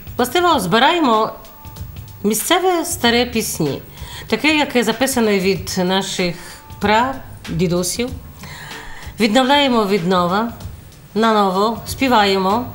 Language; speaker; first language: Ukrainian; early bilingual, heritage; Ukrainian